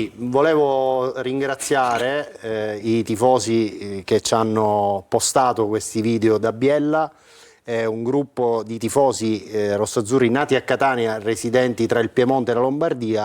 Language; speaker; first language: Italian; native; Italian